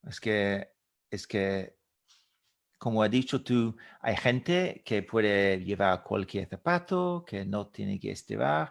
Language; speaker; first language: Spanish; non-native, fluent; English